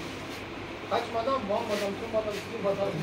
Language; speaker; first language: Turkish; native; Turkish